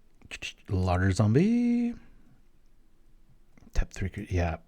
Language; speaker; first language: English; native; English